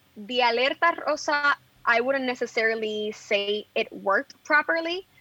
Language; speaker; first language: English; non-native, fluent; Spanish